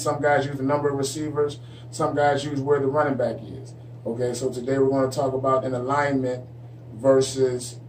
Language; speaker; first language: English; native; English